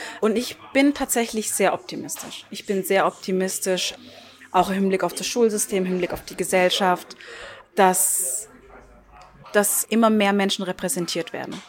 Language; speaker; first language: German; early bilingual, other home language; Turkish